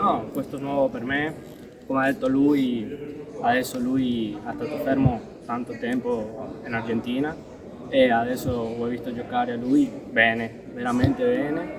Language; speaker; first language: Italian; non-native, learner; Spanish